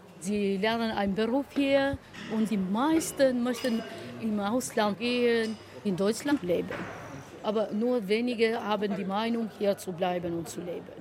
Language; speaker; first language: German; non-native, learner; Albanian